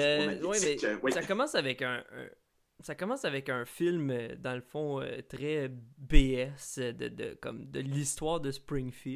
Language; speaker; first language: French; native; French